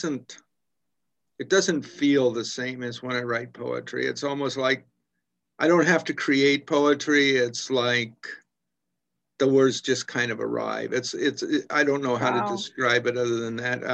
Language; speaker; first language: English; native; English